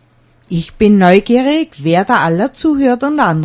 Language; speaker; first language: German; native; German